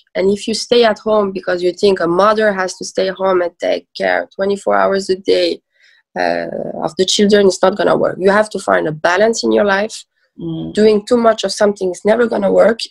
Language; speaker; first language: English; early bilingual, other home language; Persian